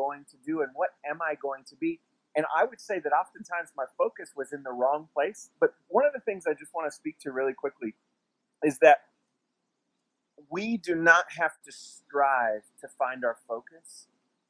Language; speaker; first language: English; native; English